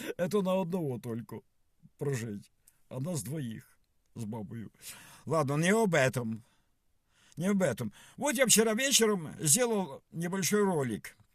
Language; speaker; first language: Russian; non-native, local second language; Ukrainian